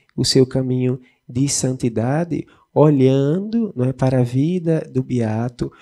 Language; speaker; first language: Portuguese; native; Portuguese